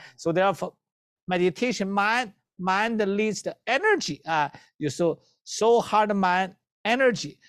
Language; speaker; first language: English; non-native, learner; Chinese